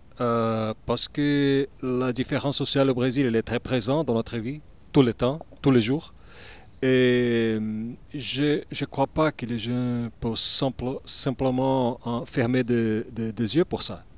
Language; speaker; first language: French; non-native, learner; Portuguese